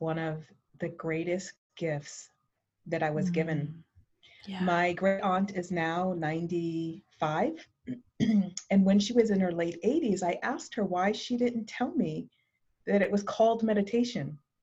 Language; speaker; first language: English; native; English